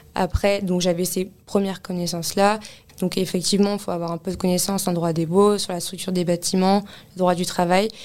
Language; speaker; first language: French; native; French